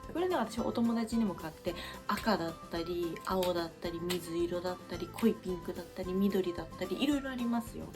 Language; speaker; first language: Japanese; native; Japanese